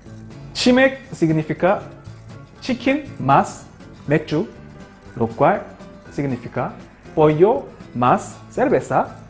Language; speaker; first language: Spanish; non-native, local second language; Korean